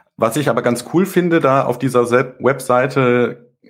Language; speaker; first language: German; native; German